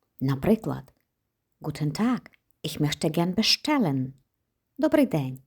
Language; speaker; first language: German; non-native, fluent; Ukrainian